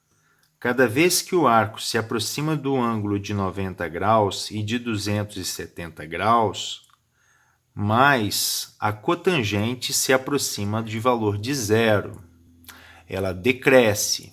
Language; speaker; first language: Portuguese; native; Portuguese